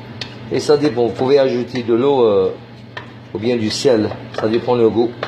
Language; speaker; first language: French; non-native, fluent; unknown